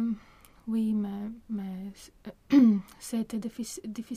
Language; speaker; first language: French; non-native, learner; Swedish